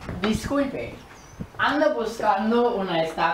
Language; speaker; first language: Spanish; non-native, learner; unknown